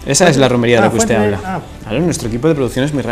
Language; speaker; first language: Spanish; native; Spanish